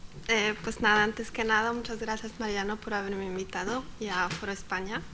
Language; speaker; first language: Spanish; non-native, fluent; Arabic